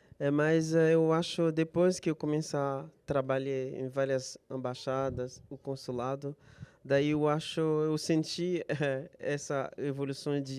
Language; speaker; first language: Portuguese; non-native, fluent; Haitian Creole